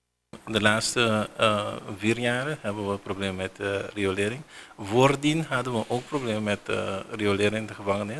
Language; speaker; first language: Dutch; non-native, local second language; Papiamento